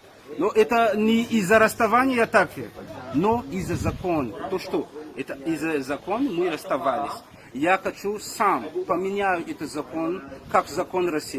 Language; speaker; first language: Russian; non-native, fluent; Malagasy